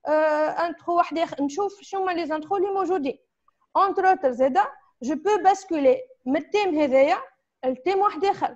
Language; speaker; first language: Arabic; native; Arabic